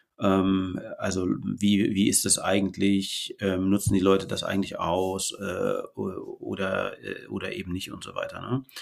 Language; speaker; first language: German; native; German